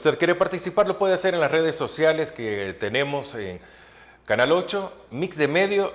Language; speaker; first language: Spanish; native; Spanish